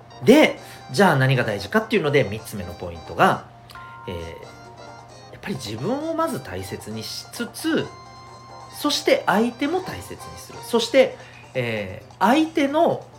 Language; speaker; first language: Japanese; native; Japanese